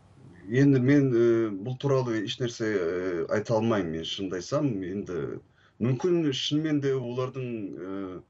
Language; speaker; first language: Kazakh; non-native, fluent; Turkish